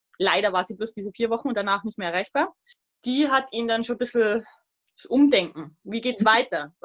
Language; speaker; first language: German; native; German